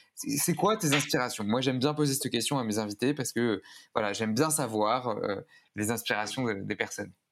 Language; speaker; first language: French; native; French